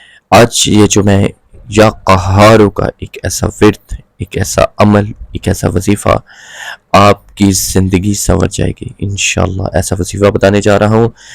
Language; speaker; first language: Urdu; non-native, local second language; Punjabi